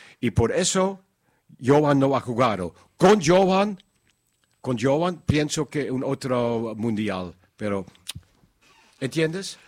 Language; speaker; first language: Spanish; non-native, learner; Dutch